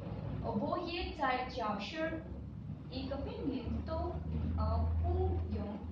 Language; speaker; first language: Chinese; non-native, learner; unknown